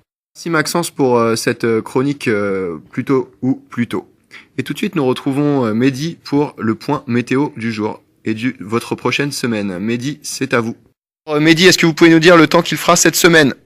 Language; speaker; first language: French; native; French